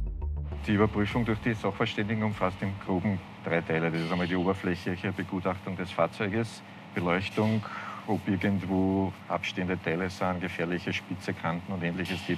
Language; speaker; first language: German; native; German